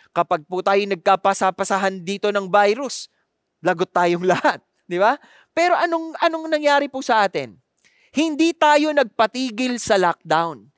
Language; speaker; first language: Filipino; native; Filipino